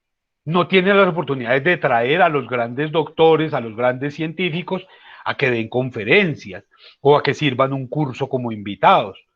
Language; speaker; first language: Spanish; native; Spanish